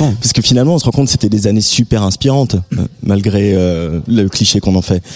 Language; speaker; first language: French; native; French